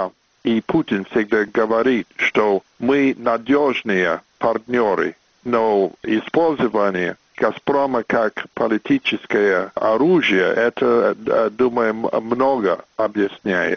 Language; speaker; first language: Russian; non-native, fluent; English